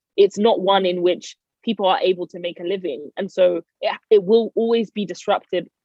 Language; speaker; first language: English; native; English